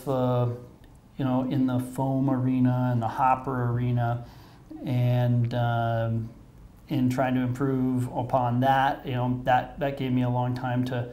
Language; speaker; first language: English; native; English